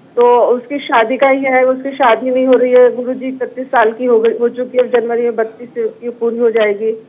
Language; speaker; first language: Hindi; non-native, local second language; Bangla